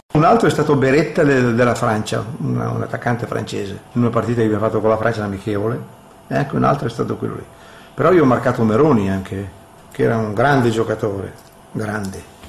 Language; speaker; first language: Italian; native; Italian